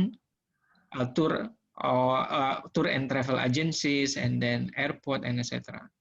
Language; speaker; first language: English; non-native, learner; Indonesian